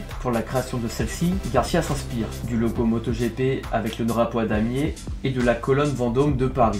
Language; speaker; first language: French; native; French